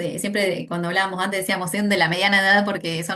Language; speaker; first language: Spanish; native; Spanish